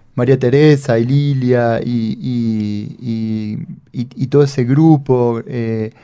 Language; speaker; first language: Spanish; native; Spanish